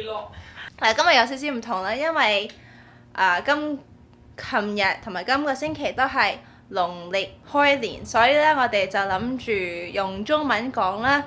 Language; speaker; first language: Cantonese; early bilingual, heritage; Cantonese